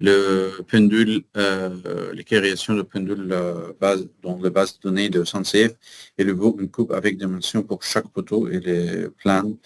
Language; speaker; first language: French; non-native, learner; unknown